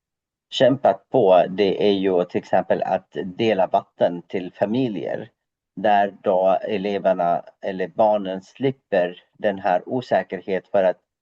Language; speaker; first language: Swedish; non-native, fluent; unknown